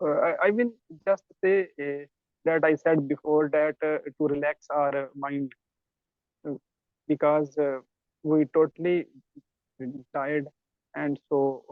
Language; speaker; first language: English; non-native, learner; Urdu